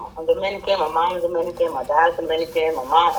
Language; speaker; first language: English; early bilingual, other home language; Spanish